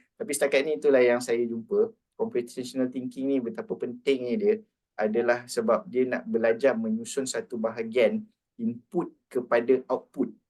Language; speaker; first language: Malay; native; Malay